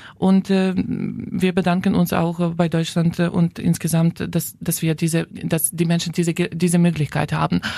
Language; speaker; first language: German; non-native, fluent; Ukrainian